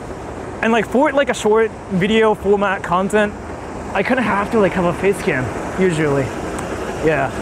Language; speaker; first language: English; native; English